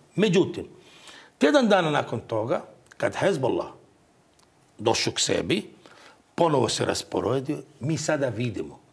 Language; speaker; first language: Croatian; non-native, fluent; Arabic